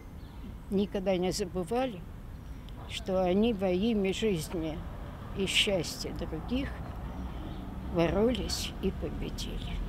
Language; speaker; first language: Russian; native; Russian